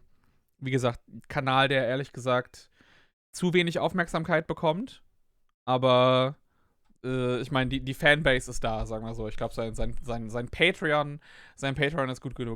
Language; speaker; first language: German; native; German